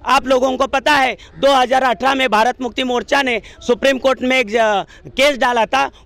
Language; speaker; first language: Hindi; non-native, local second language; Marathi